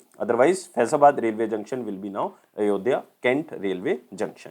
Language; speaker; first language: English; non-native, local second language; Hindi